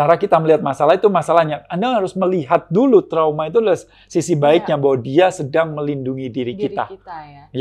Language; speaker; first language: Indonesian; native; Indonesian